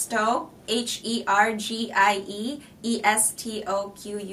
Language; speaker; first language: English; non-native, local second language; Filipino